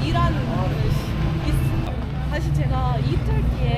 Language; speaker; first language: Korean; non-native, learner; Persian